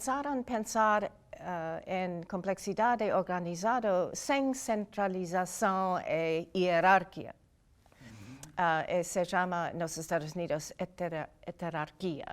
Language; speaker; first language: Portuguese; non-native, fluent; English